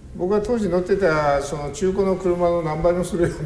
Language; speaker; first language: Japanese; native; Japanese